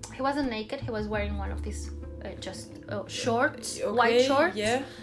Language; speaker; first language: English; non-native, fluent; Spanish